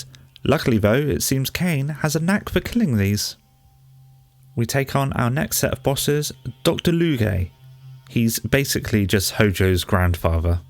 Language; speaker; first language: English; native; English